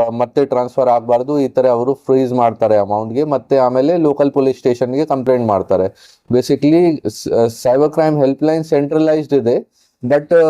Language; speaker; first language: Kannada; non-native, fluent; Hindi